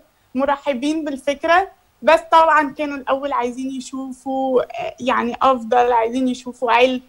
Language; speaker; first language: Arabic; native; Arabic